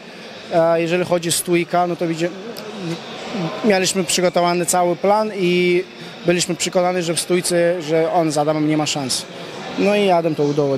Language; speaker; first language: Polish; non-native, fluent; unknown